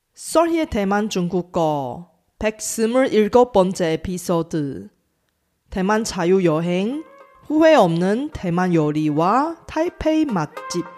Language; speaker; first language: Korean; non-native, fluent; Chinese